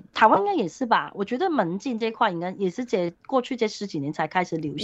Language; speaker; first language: Chinese; non-native, local second language; Cantonese